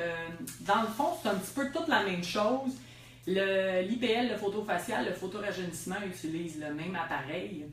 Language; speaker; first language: French; native; French